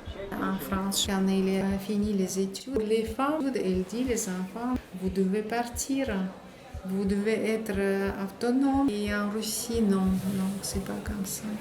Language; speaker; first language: French; non-native, learner; Russian